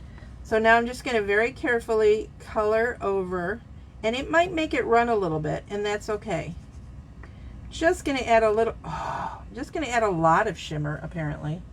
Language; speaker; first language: English; native; English